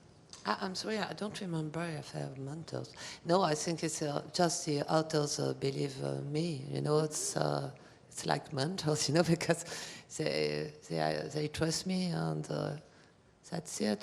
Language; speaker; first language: English; non-native, learner; French